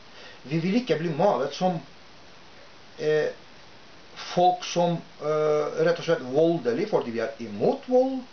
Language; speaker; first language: Norwegian; non-native, fluent; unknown